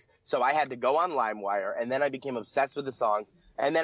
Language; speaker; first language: English; native; English